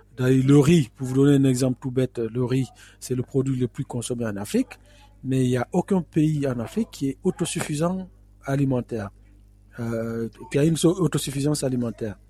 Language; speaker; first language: French; non-native, local second language; Fula